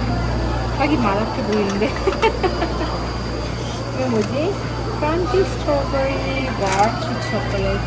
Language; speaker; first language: Korean; non-native, fluent; Malayalam